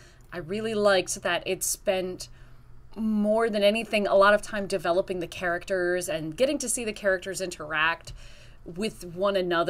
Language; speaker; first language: English; native; English